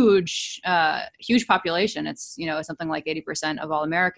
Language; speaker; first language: English; native; English